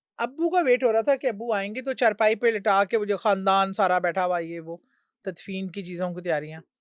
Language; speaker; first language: Urdu; native; Urdu